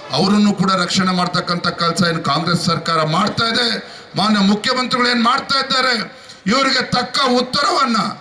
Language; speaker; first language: Kannada; native; Kannada